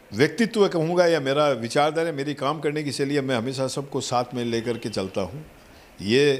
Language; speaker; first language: Hindi; native; Hindi